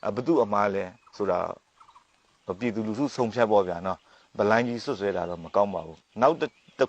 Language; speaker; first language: Burmese; non-native, local second language; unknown